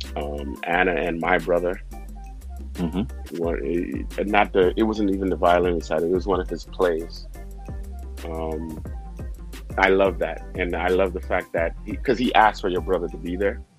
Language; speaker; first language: English; non-native, fluent; Haitian Creole